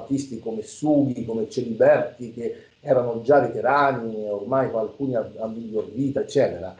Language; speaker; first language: Italian; native; Italian